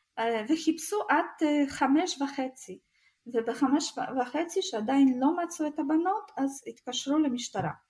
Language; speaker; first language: Hebrew; non-native, fluent; Russian